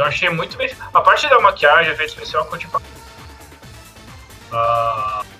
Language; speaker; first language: Portuguese; native; Portuguese